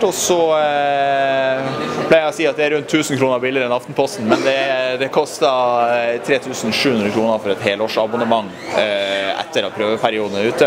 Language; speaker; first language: Norwegian; native; Norwegian